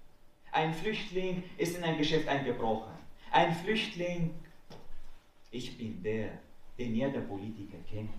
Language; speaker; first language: German; non-native, fluent; Arabic